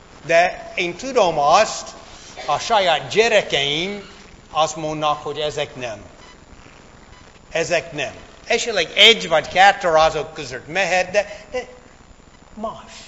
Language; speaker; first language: Hungarian; non-native, fluent; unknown